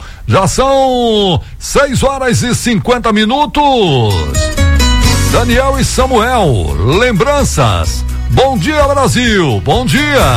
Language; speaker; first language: Portuguese; native; Portuguese